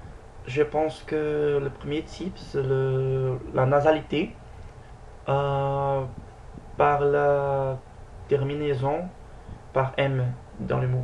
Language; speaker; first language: French; non-native, fluent; Portuguese